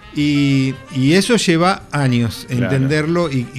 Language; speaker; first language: Spanish; native; Spanish